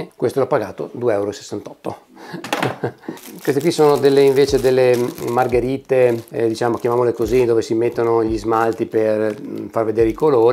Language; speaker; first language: Italian; native; Italian